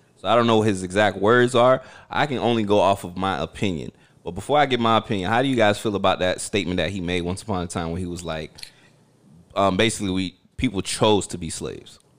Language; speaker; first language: English; early bilingual, other home language; Haitian Creole